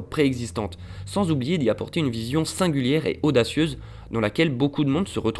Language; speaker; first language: French; native; French